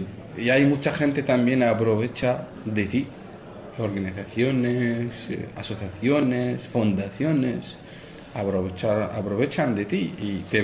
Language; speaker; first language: Spanish; non-native, fluent; Arabic